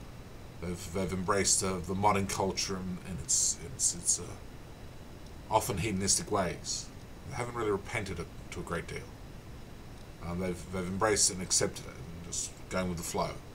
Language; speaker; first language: English; native; English